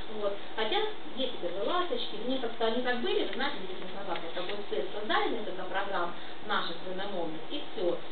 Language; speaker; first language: Russian; non-native, local second language; Ukrainian